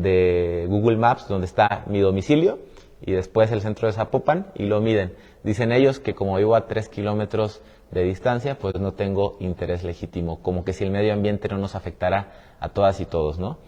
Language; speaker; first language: Spanish; native; Spanish